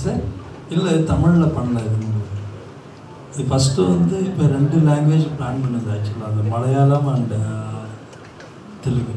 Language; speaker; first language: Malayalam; non-native, learner; Tamil